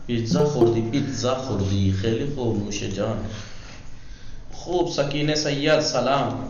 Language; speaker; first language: Persian; non-native, fluent; Urdu